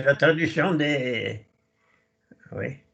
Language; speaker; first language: French; non-native, learner; Italian